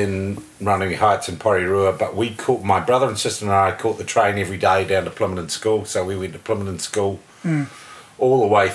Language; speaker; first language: English; native; English